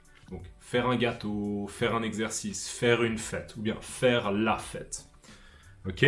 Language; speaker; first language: French; native; French